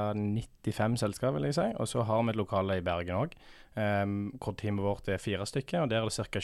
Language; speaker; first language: Norwegian; early bilingual, heritage; English